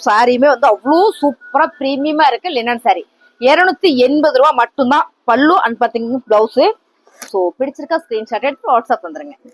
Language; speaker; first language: Tamil; native; Tamil